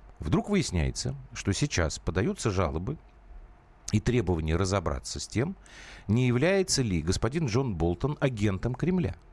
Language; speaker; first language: Russian; native; Russian